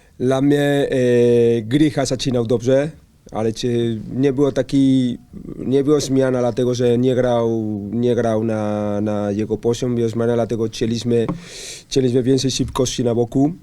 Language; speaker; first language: Polish; non-native, learner; Spanish